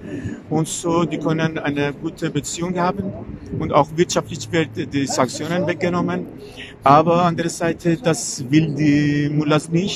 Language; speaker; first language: German; non-native, fluent; Persian